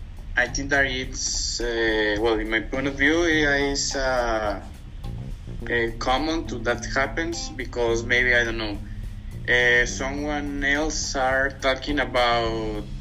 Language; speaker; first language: English; non-native, learner; Spanish